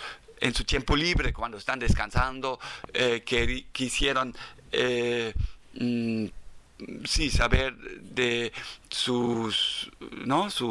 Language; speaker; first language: Spanish; non-native, fluent; German